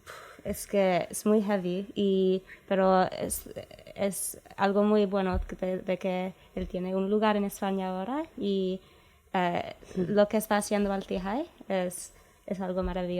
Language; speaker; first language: Spanish; non-native, learner; English